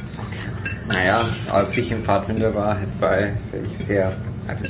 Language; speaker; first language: German; non-native, fluent; English